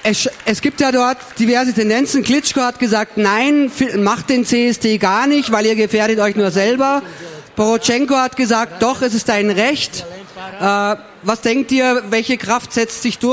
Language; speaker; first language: German; native; German